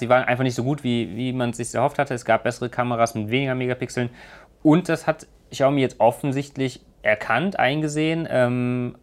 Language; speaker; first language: German; native; German